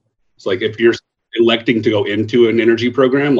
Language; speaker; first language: English; native; English